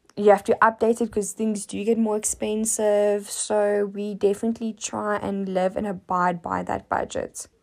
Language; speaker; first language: English; native; English